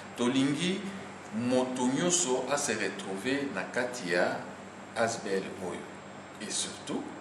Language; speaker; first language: Lingala; native; Lingala